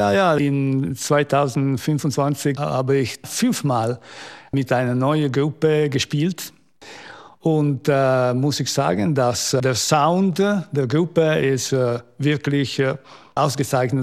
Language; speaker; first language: German; non-native, local second language; Italian